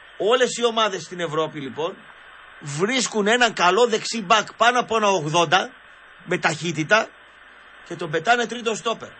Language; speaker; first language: Greek; native; Greek